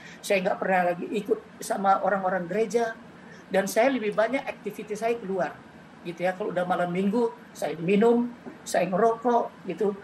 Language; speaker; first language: Indonesian; native; Indonesian